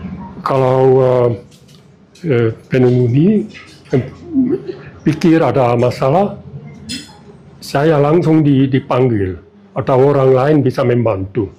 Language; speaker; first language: Indonesian; non-native, fluent; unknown